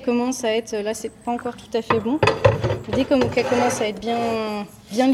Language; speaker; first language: French; native; French